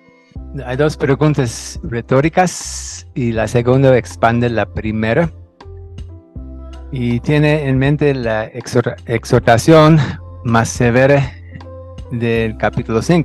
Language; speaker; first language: Spanish; non-native, fluent; English